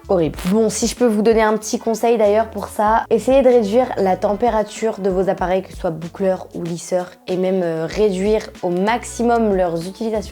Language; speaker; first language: French; native; French